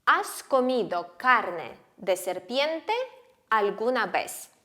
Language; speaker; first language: Spanish; non-native, fluent; Ukrainian